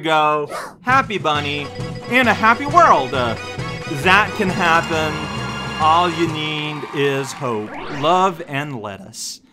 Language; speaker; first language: English; native; English